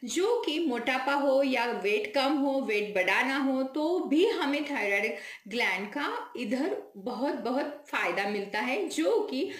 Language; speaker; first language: Hindi; non-native, local second language; Marathi